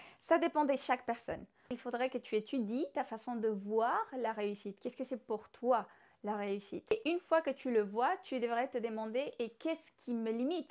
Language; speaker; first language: French; non-native, fluent; Spanish